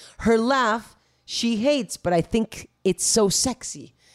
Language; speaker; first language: English; non-native, fluent; Spanish